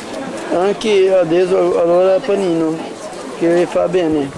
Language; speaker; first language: Italian; non-native, learner; Portuguese